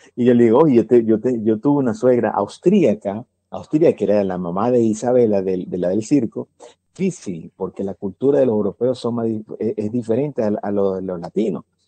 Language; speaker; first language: Spanish; native; Spanish